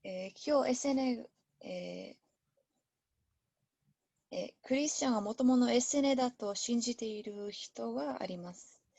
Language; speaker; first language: Japanese; non-native, learner; English